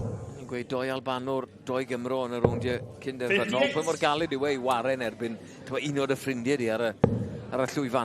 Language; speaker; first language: Welsh; native; Welsh